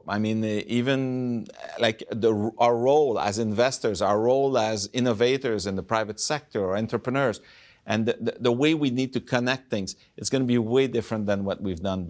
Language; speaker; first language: English; non-native, fluent; French